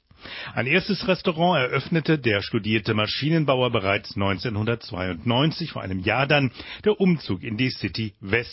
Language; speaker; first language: German; native; German